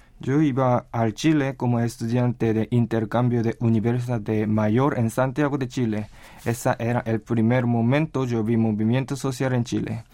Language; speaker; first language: Spanish; non-native, learner; Korean